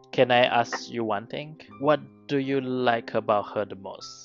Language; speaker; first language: English; non-native, local second language; Chinese